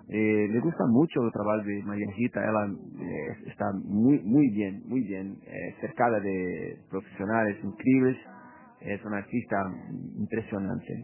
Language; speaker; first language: Spanish; non-native, fluent; Portuguese